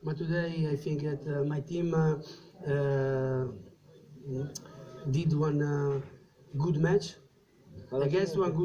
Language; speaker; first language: English; non-native, learner; Italian